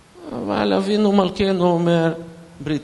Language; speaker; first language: Hebrew; non-native, fluent; Russian